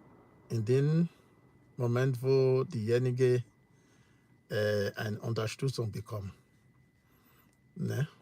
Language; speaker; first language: German; non-native, learner; English